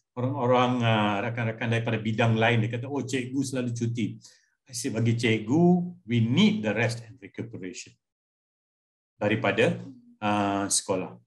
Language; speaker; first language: Malay; non-native, local second language; Punjabi